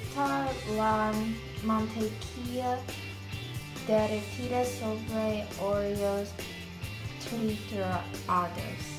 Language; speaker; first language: Spanish; non-native, learner; English